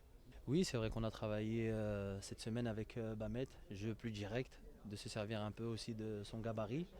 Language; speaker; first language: French; native; French